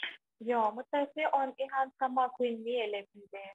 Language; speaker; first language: Finnish; non-native, learner; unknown